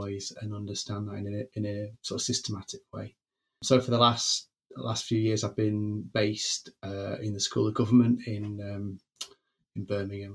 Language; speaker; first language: English; native; English